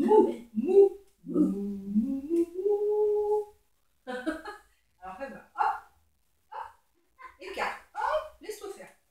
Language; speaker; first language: French; native; French